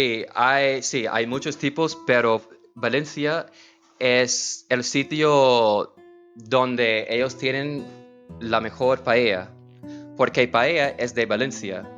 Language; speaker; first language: Spanish; non-native, learner; English